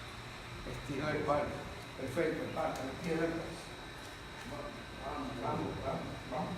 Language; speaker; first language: Spanish; native; Spanish